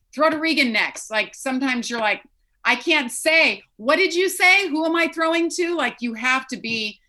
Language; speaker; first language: English; native; English